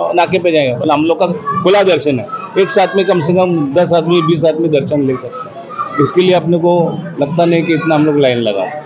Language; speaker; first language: Hindi; non-native, local second language; Marathi